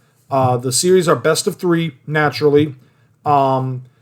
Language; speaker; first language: English; native; English